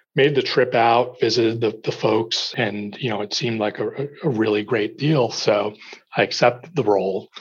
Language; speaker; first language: English; native; English